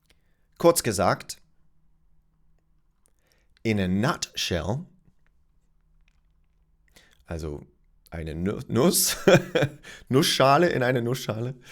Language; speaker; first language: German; non-native, fluent; English